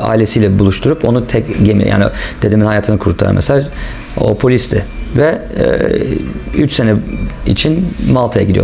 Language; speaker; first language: Turkish; non-native, local second language; English